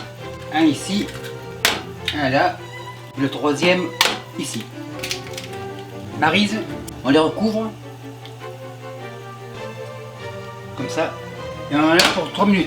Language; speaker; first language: French; native; French